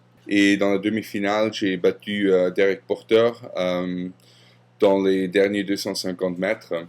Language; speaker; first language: French; non-native, fluent; German